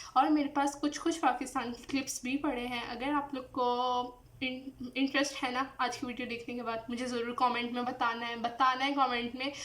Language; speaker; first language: Urdu; early bilingual, heritage; Urdu